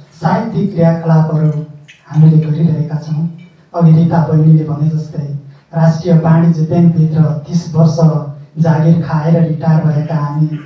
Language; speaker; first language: Nepali; native; Nepali